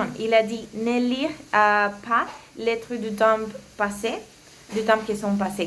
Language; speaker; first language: French; non-native, learner; Spanish